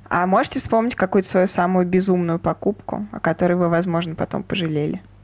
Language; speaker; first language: Russian; native; Russian